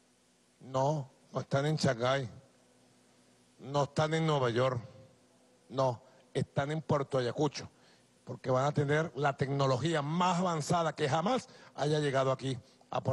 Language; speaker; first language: Spanish; native; Spanish